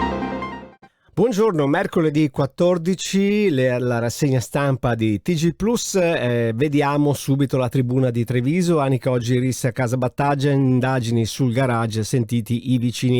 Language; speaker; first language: Italian; native; Italian